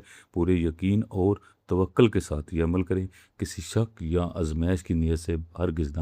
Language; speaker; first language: Urdu; native; Urdu